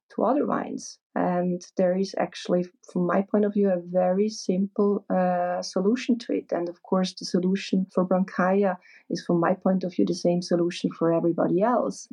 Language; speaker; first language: English; non-native, fluent; German